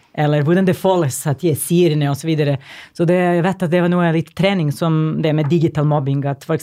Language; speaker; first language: Norwegian; non-native, fluent; Serbian